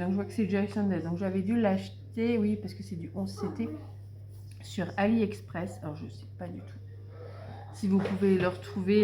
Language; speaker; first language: French; native; French